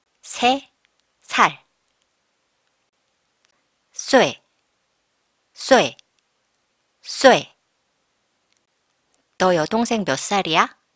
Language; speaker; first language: Chinese; non-native, fluent; Korean